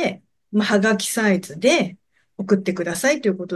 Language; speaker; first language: Japanese; native; Japanese